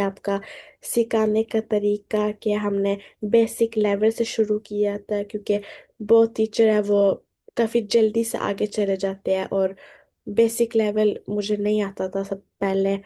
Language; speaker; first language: Hindi; early bilingual, heritage; Hindi